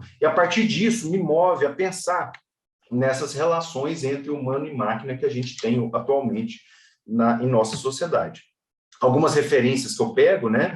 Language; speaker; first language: Portuguese; native; Portuguese